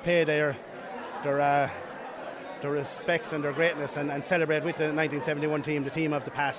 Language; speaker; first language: English; native; English